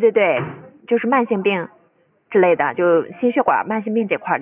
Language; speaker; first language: Chinese; native; Chinese